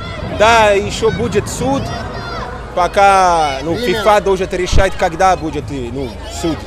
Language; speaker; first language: Russian; non-native, learner; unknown